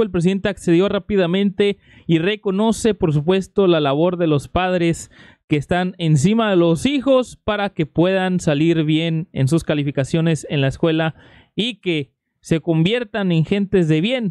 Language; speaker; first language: Spanish; native; Spanish